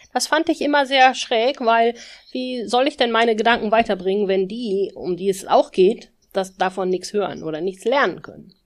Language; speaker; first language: German; native; German